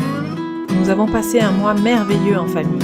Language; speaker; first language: French; native; French